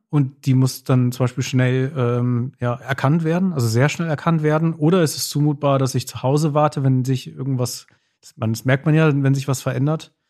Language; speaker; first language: German; native; German